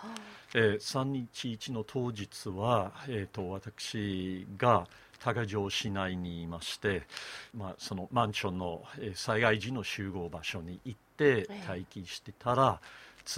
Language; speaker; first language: Japanese; non-native, fluent; English